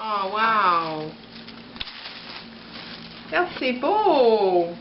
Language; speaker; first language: French; native; French